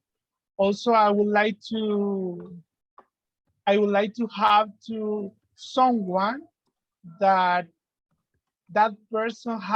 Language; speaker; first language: English; non-native, learner; Spanish